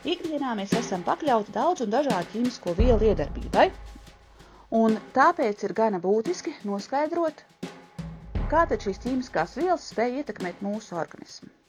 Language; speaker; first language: Latvian; native; Latvian